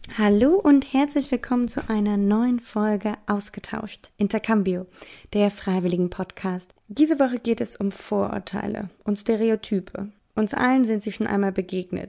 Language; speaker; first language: German; native; German